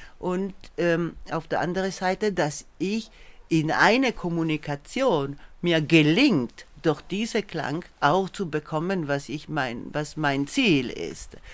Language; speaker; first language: German; non-native, fluent; Italian